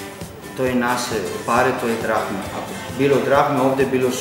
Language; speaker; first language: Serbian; non-native, learner; Greek